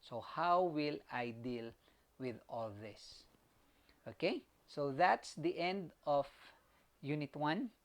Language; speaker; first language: English; non-native, local second language; Filipino